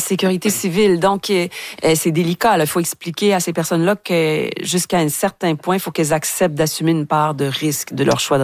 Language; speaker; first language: French; native; French